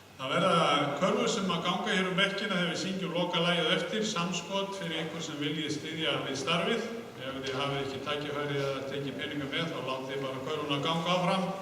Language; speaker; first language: Icelandic; native; Icelandic